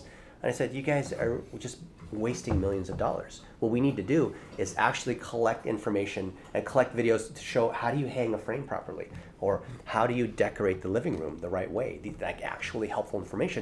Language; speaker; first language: English; early bilingual, other home language; Chinese